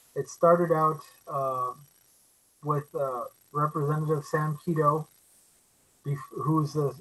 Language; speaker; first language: English; native; English